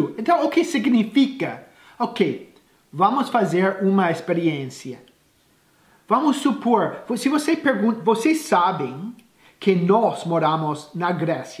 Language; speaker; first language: Portuguese; non-native, fluent; English